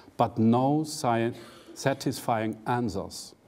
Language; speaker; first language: English; non-native, fluent; German